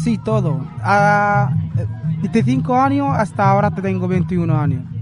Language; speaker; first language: Spanish; non-native, learner; Arabic